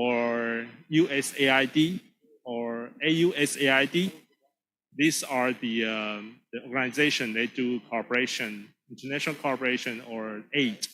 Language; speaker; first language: English; non-native, fluent; Chinese